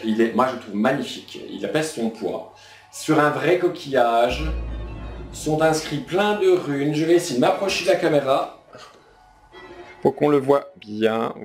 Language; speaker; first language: French; native; French